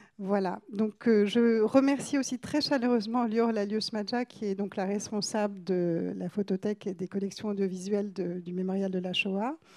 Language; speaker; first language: French; native; French